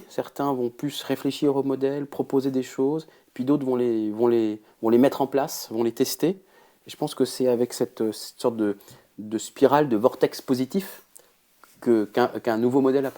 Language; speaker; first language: French; native; French